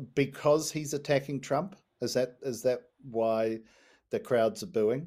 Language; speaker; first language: English; native; English